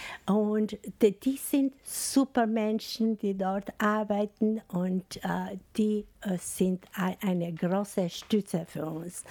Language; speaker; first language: German; non-native, fluent; Albanian